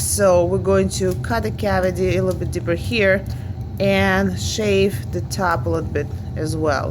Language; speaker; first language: English; non-native, fluent; Russian